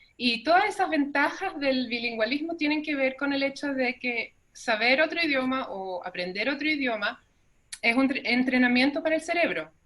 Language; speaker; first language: Spanish; native; Spanish